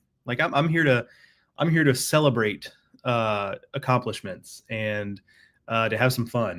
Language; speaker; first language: English; native; English